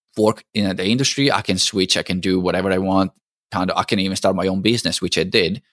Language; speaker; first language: English; non-native, fluent; Italian